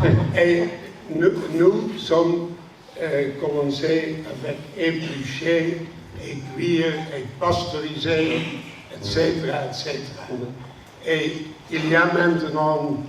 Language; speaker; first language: French; non-native, learner; Dutch